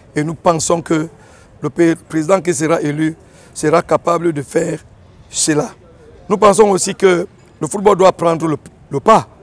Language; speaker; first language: French; native; French